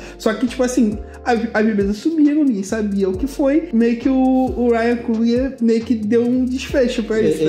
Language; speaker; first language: Portuguese; native; Portuguese